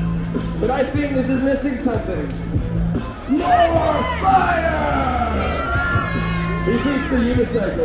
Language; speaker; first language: English; native; English